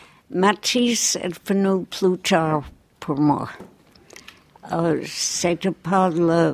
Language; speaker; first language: French; non-native, fluent; English